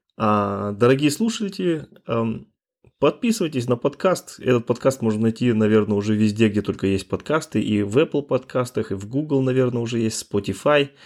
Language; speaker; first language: Russian; native; Russian